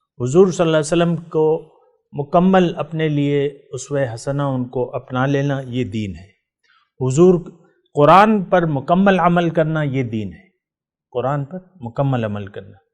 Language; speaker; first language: Urdu; non-native, local second language; Pashto